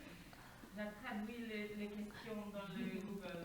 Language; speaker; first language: French; non-native, learner; Portuguese